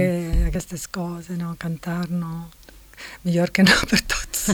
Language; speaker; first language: Catalan; non-native, fluent; Italian